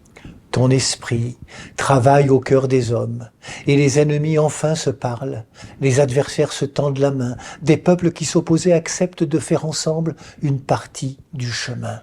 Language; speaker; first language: French; native; French